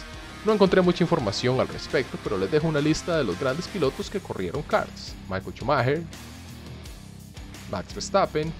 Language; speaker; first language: Spanish; native; Spanish